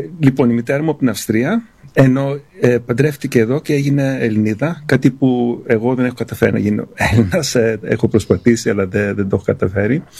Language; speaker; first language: Greek; early bilingual, other home language; German